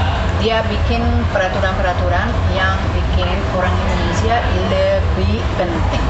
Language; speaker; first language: Indonesian; non-native, fluent; Spanish